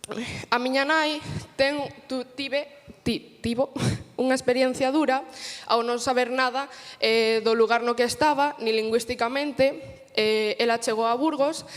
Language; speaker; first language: Galician; early bilingual, other home language; Portuguese